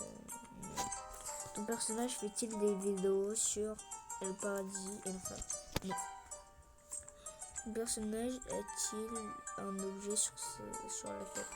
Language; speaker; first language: French; early bilingual, other home language; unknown